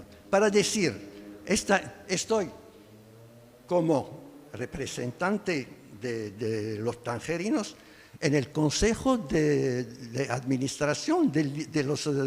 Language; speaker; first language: Spanish; non-native, fluent; Arabic